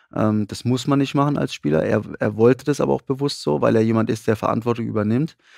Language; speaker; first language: German; native; German